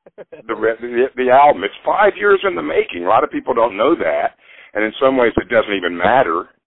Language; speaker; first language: English; native; English